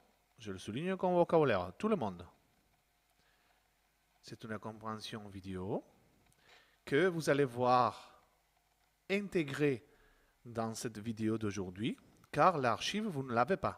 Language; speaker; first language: French; non-native, fluent; Spanish